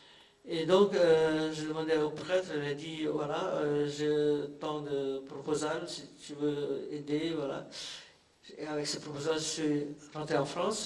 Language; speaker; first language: French; non-native, fluent; Indonesian